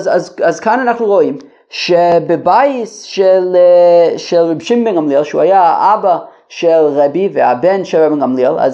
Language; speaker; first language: Hebrew; non-native, fluent; English